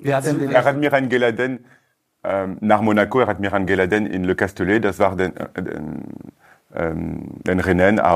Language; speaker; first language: German; non-native, learner; French